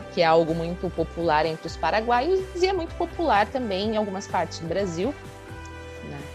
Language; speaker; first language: Portuguese; native; Portuguese